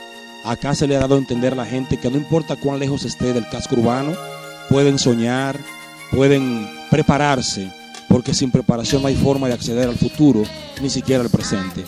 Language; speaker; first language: Spanish; native; Spanish